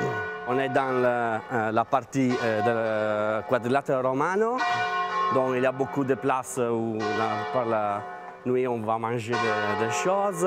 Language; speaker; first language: French; non-native, learner; Italian